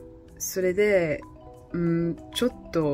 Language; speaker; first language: Japanese; non-native, learner; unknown